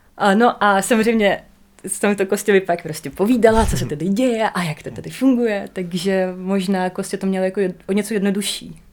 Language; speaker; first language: Czech; non-native, fluent; Russian